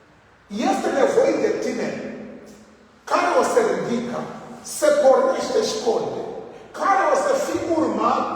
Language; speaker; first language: Romanian; non-native, learner; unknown